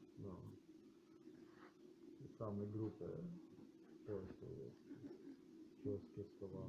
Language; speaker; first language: Polish; non-native, learner; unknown